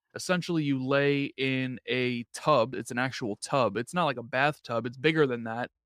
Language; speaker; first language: English; native; English